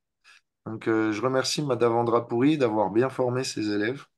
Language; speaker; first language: French; native; French